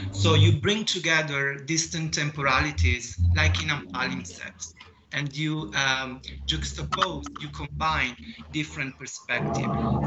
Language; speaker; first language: English; non-native, fluent; Italian